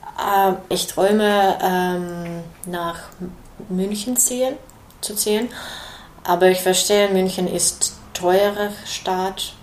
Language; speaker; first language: German; non-native, learner; Ukrainian